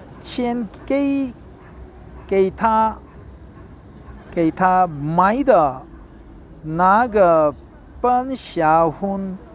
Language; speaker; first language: Chinese; non-native, learner; Korean